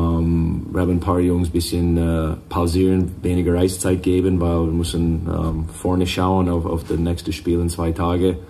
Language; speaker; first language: German; non-native, fluent; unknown